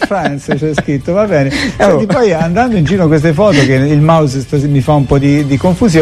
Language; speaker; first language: Italian; native; Italian